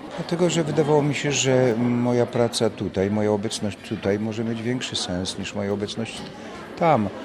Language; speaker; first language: Polish; native; Polish